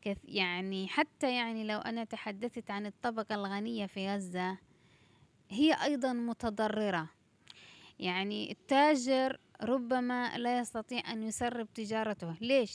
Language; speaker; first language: Arabic; native; Arabic